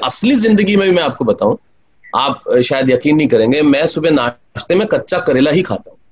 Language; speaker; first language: Hindi; native; Hindi